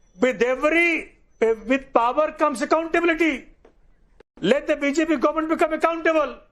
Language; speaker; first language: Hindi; native; Hindi